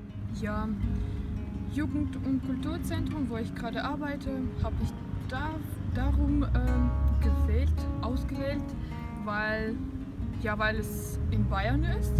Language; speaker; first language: German; non-native, learner; Russian